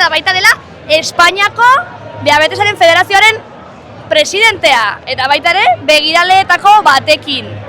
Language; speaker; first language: Basque; native; Basque